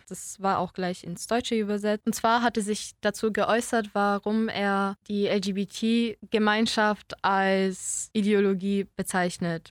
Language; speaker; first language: German; early bilingual, other home language; Polish